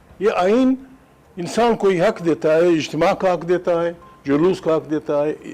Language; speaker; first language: Urdu; non-native, local second language; Pashto